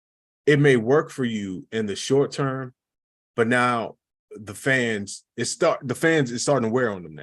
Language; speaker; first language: English; native; English